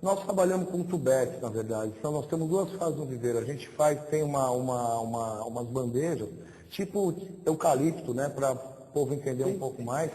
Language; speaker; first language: Portuguese; native; Portuguese